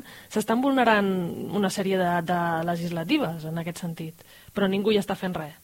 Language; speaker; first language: Catalan; native; Catalan